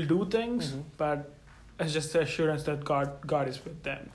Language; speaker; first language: English; non-native, local second language; Telugu